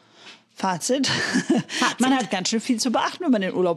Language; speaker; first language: German; native; German